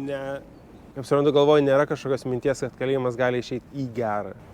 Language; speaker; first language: Lithuanian; native; Lithuanian